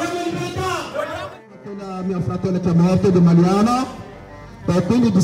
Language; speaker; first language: Italian; non-native, learner; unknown